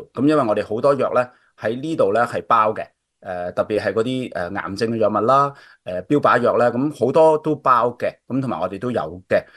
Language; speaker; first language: Cantonese; native; Cantonese